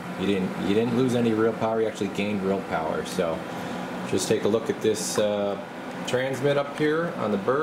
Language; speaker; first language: English; native; English